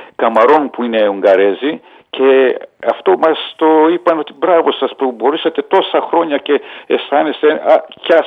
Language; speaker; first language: Greek; early bilingual, heritage; Hungarian